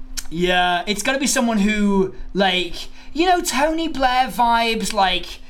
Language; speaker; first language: English; native; English